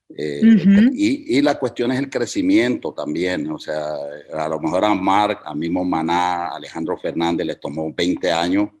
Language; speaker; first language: Spanish; native; Spanish